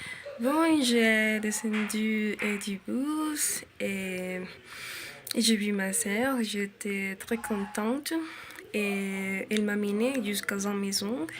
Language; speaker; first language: French; non-native, learner; Spanish